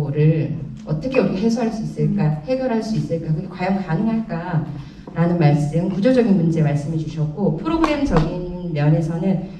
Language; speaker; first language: Korean; native; Korean